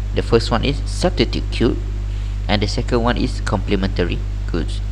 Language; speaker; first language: English; non-native, local second language; Malay